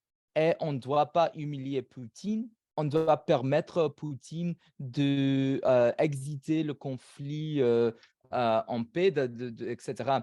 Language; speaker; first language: French; non-native, fluent; English